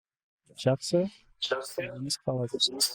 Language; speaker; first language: Kazakh; non-native, learner; Russian